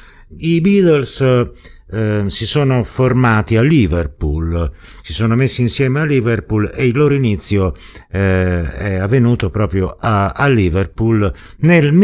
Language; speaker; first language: Italian; native; Italian